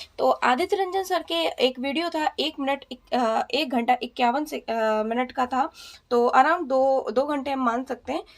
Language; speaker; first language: Hindi; native; Hindi